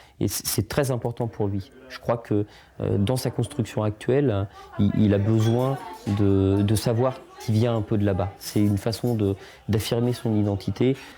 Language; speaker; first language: French; early bilingual, other home language; Portuguese